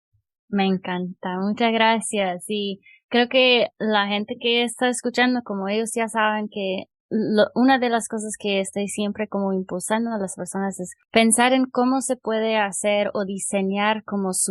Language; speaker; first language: Spanish; non-native, fluent; English